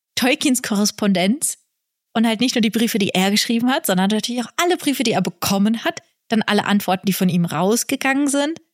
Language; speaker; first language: German; native; German